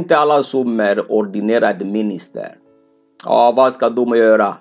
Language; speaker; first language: Swedish; non-native, fluent; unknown